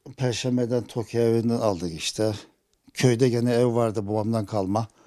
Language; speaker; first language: Turkish; native; Turkish